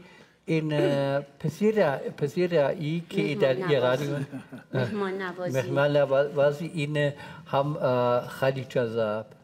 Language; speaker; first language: Persian; non-native, learner; German